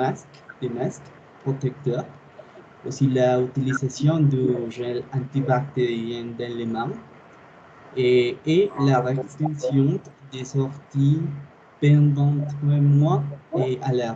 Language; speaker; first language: French; non-native, learner; Spanish